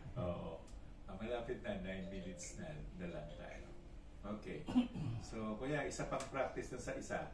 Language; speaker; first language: Filipino; native; Filipino